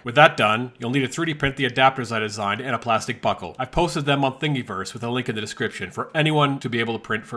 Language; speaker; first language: English; native; English